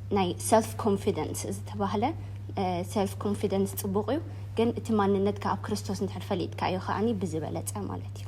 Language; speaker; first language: Tigrinya; early bilingual, heritage; Tigrinya